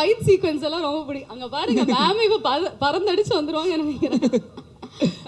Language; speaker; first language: Tamil; native; Tamil